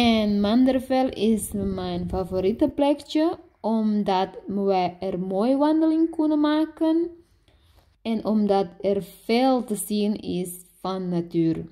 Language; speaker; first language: Dutch; non-native, learner; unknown